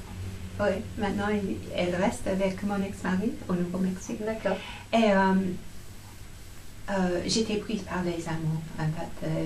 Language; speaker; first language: French; non-native, fluent; English